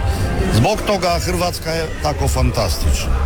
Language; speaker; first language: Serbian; non-native, learner; Polish